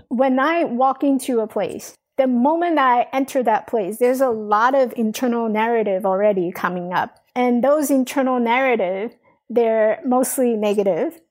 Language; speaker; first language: English; non-native, fluent; Chinese